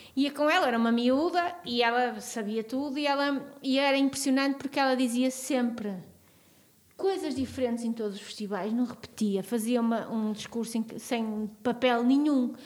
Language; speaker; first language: Portuguese; native; Portuguese